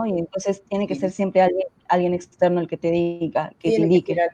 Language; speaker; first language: Spanish; native; Spanish